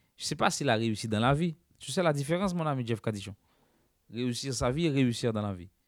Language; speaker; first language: French; non-native, local second language; Haitian Creole